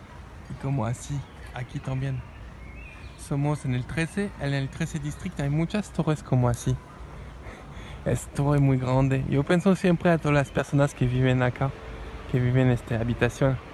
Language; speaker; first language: Spanish; non-native, fluent; French